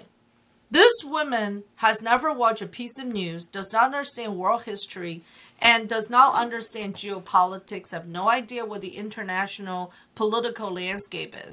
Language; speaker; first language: English; non-native, fluent; Chinese